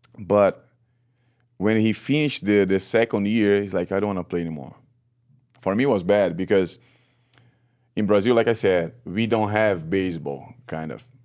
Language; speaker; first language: English; non-native, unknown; Portuguese